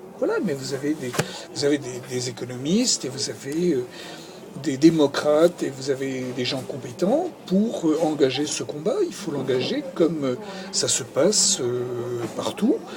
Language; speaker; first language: French; native; French